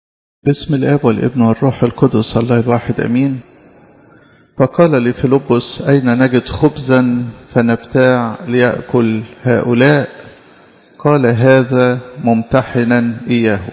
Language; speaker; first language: Arabic; native; Arabic